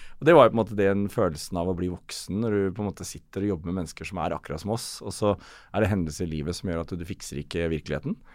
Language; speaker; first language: Norwegian; native; Norwegian